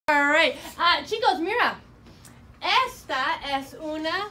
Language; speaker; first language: Spanish; non-native, fluent; English